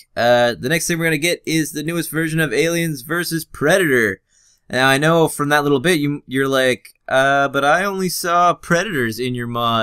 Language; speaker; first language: English; native; English